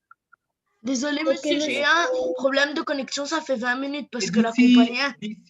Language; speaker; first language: French; non-native, local second language; Arabic